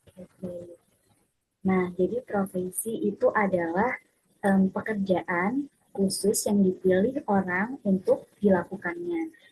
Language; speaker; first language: Indonesian; native; Indonesian